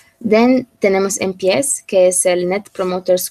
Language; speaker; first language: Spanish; non-native, learner; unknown